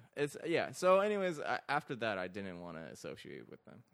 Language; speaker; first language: English; early bilingual, other home language; Arabic